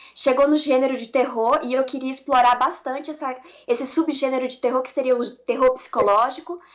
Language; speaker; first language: Portuguese; native; Portuguese